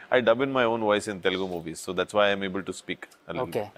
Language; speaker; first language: Telugu; non-native, learner; Hindi